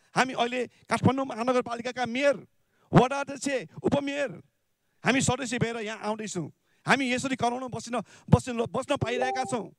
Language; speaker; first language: Nepali; non-native, local second language; Newari